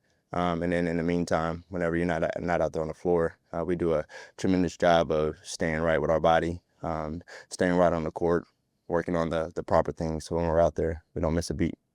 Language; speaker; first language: English; native; English